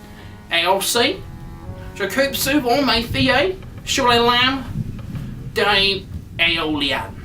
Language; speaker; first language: French; non-native, learner; English